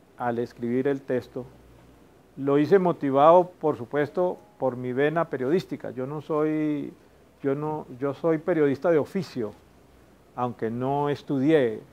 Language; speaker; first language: Spanish; native; Spanish